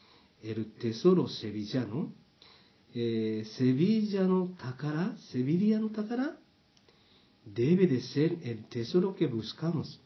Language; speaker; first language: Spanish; non-native, fluent; Japanese